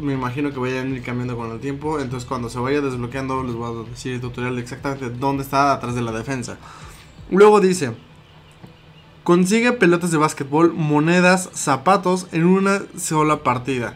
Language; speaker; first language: Spanish; native; Spanish